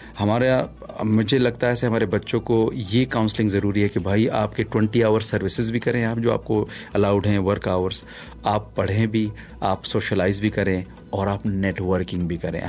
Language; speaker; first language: Urdu; non-native, local second language; Punjabi